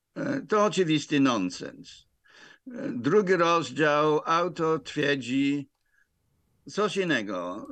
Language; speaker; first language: Polish; non-native, fluent; English